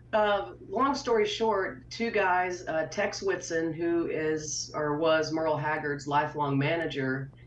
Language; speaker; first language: English; native; English